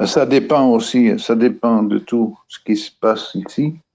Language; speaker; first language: French; non-native, fluent; Dutch